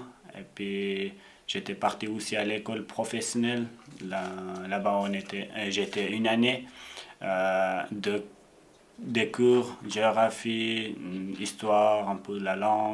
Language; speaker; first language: French; non-native, learner; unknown